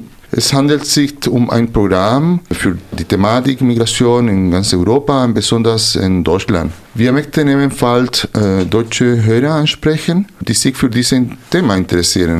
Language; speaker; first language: German; non-native, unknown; Spanish